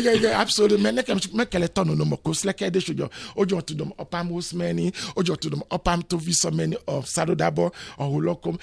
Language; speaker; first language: Hungarian; non-native, fluent; Yoruba